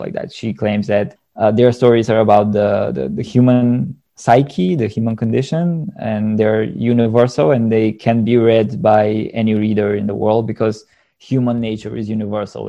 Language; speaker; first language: English; non-native, fluent; Bulgarian